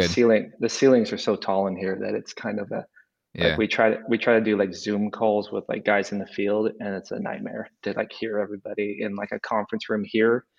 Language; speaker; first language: English; native; English